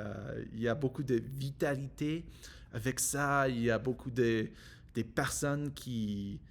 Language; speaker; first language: French; non-native, learner; English